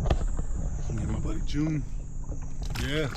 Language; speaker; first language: English; native; English